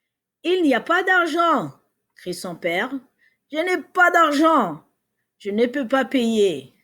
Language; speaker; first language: French; non-native, fluent; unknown